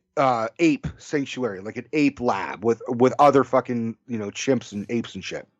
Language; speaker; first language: English; native; English